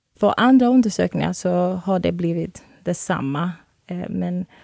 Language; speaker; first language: Swedish; non-native, fluent; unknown